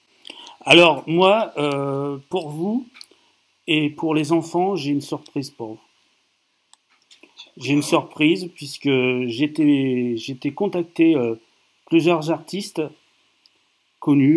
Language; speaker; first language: French; native; French